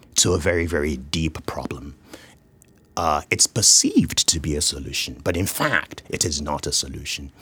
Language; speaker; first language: English; non-native, local second language; Yoruba